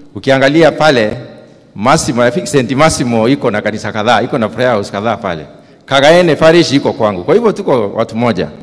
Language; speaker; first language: Swahili; non-native, local second language; Meru